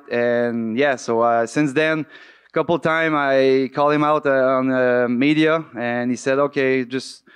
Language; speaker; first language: English; native; English